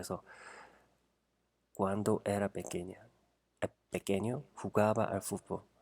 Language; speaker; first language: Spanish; non-native, fluent; Korean